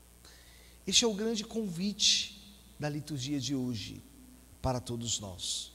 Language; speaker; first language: Portuguese; native; Portuguese